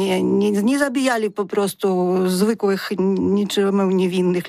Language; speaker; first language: Polish; non-native, fluent; Ukrainian